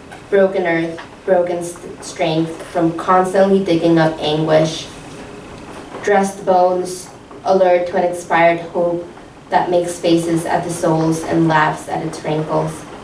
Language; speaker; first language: English; non-native, fluent; Spanish